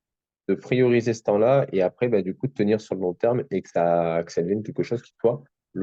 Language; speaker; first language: French; native; French